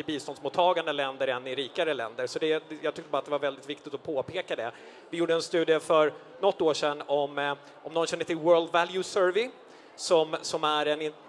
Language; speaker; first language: Swedish; native; Swedish